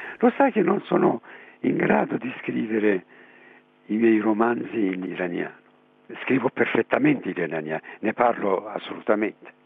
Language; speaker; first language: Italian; non-native, fluent; Persian